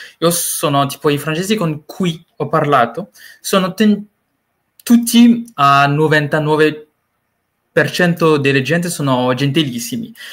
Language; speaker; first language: Italian; non-native, learner; Malagasy